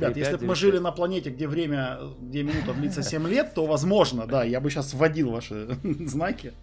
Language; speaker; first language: Russian; native; Russian